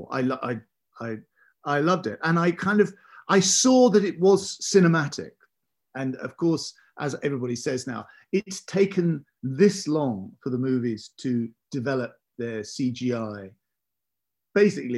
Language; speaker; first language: English; native; English